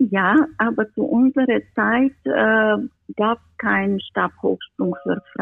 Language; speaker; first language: German; non-native, fluent; Romanian